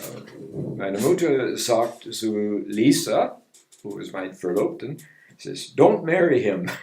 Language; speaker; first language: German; non-native, learner; English